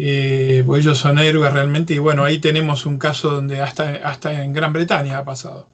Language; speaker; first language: Spanish; native; Spanish